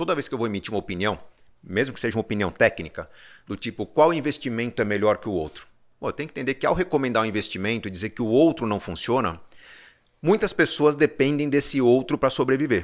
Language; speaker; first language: Portuguese; native; Portuguese